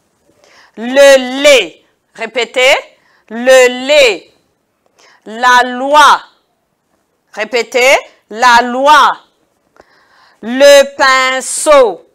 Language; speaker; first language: French; non-native, local second language; Kinyarwanda